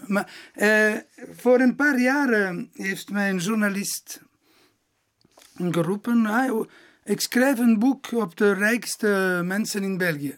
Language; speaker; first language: Dutch; non-native, local second language; Italian